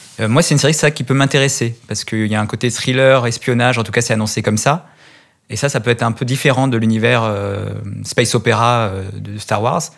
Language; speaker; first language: French; native; French